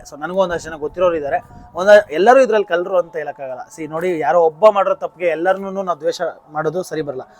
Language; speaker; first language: Kannada; native; Kannada